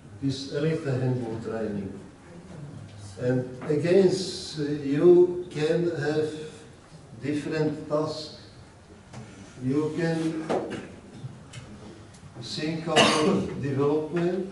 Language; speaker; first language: English; non-native, learner; Czech